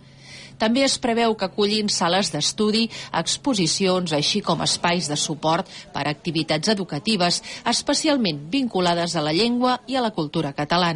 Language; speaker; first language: Catalan; native; Catalan